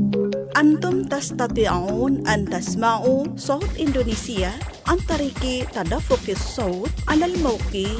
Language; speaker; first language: Arabic; non-native, fluent; Indonesian